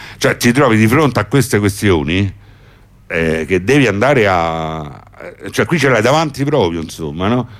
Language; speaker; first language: Italian; native; Italian